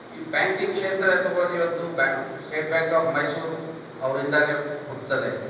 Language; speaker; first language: Kannada; native; Kannada